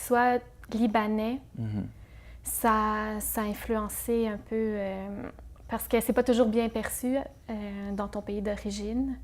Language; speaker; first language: French; native; French